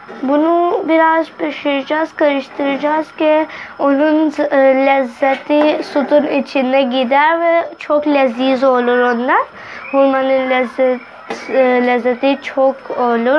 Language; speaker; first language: Turkish; non-native, learner; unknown